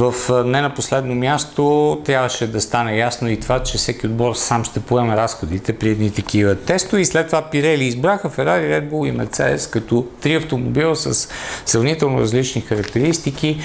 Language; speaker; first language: Bulgarian; native; Bulgarian